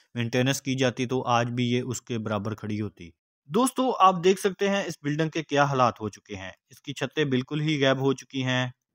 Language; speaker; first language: Urdu; non-native, local second language; Punjabi